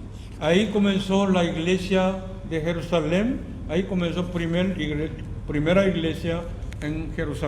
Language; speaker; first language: Spanish; non-native, learner; Korean